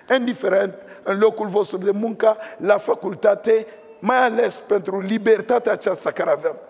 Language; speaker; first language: Romanian; non-native, fluent; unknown